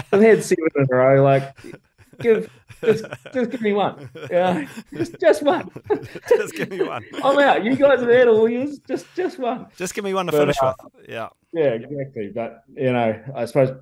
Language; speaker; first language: English; native; English